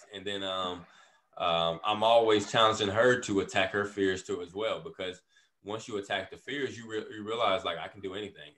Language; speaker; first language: English; native; English